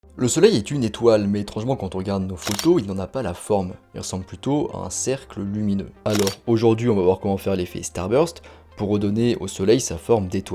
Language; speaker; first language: French; native; French